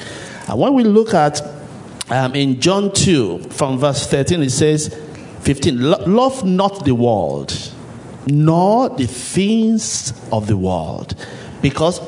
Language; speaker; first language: English; non-native, local second language; Yoruba